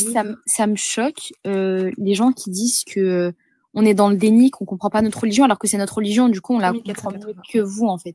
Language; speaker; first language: French; native; French